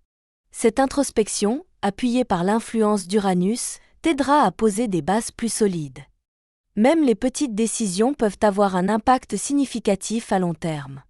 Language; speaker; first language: French; native; French